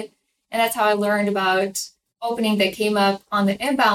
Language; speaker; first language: English; non-native, fluent; Ukrainian